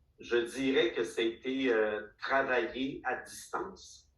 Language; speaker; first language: French; native; French